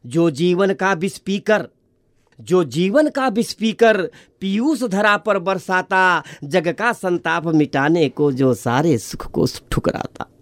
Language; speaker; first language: Hindi; native; Hindi